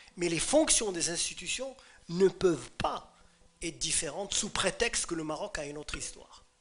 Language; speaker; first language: French; non-native, local second language; Arabic